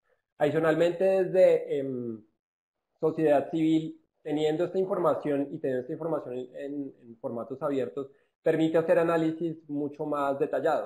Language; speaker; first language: Spanish; native; Spanish